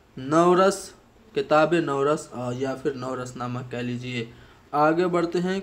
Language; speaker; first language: Urdu; native; Urdu